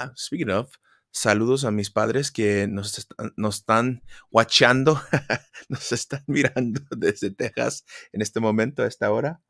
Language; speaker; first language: Spanish; early bilingual, other home language; English